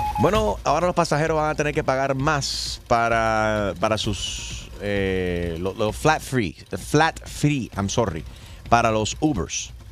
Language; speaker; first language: Spanish; early bilingual, heritage; Spanish